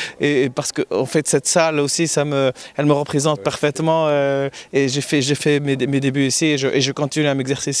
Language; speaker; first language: French; non-native, local second language; Arabic